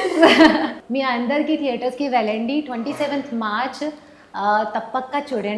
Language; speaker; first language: Telugu; non-native, learner; Hindi